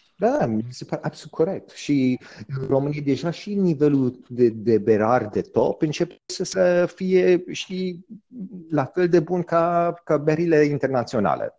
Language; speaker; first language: Romanian; early bilingual, heritage; Romanian